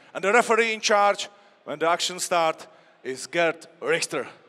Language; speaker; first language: English; non-native, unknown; Czech